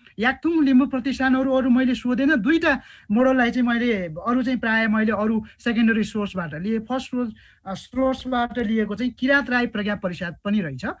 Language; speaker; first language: Nepali; non-native, local second language; Eastern Tamang